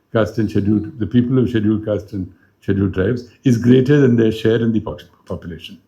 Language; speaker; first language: English; non-native, local second language; Malayalam